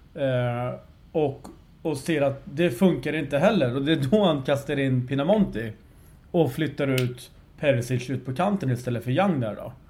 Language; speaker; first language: Swedish; early bilingual, other home language; Persian